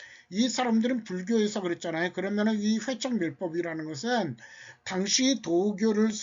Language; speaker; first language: Korean; native; Korean